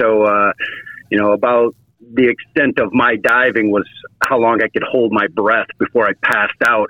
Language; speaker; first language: English; native; English